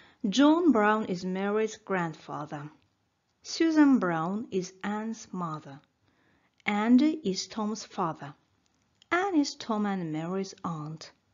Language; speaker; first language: English; non-native, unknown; Azerbaijani